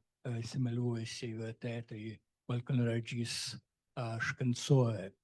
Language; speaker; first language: Albanian; non-native, fluent; Russian